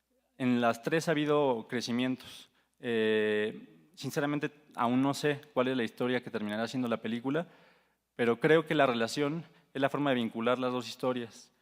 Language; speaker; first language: Spanish; native; Spanish